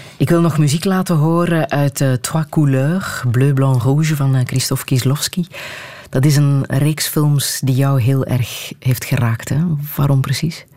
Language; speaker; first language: Dutch; native; Dutch